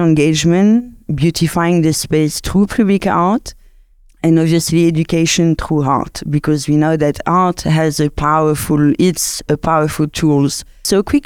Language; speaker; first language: English; non-native, fluent; French